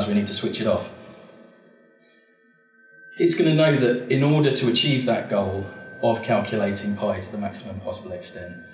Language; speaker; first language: English; native; English